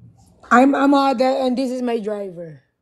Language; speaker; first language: English; non-native, learner; Filipino